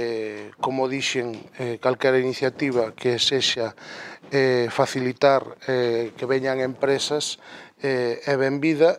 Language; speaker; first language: Galician; native; Galician